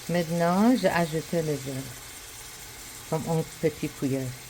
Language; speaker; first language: French; non-native, learner; Persian